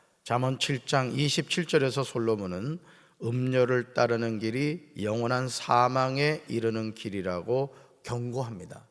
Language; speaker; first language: Korean; native; Korean